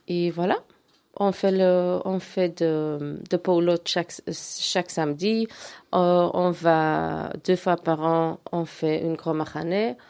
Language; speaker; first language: French; non-native, local second language; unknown